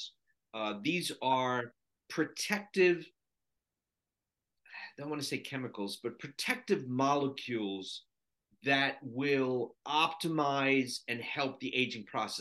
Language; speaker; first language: English; non-native, local second language; Sinhala